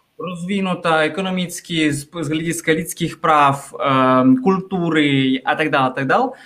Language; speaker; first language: Czech; non-native, fluent; Russian